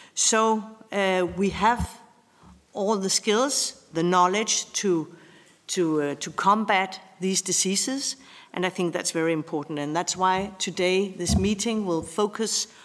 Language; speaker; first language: English; non-native, fluent; Danish